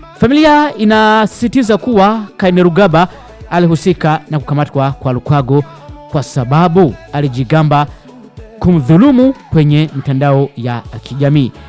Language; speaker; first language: Swahili; non-native, local second language; Rundi